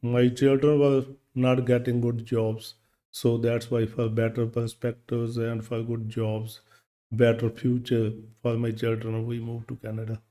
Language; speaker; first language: English; non-native, local second language; Punjabi